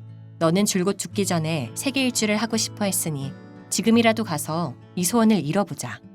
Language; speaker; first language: Korean; native; Korean